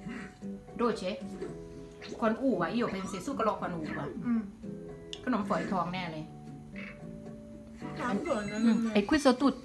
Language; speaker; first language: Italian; non-native, learner; Thai